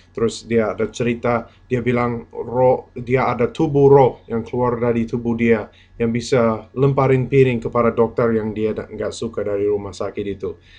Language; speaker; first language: Indonesian; non-native, fluent; English